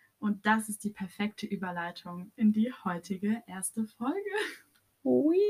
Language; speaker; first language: German; early bilingual, other home language; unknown